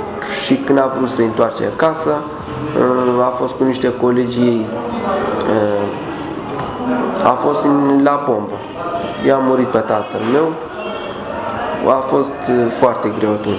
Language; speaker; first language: Romanian; non-native, learner; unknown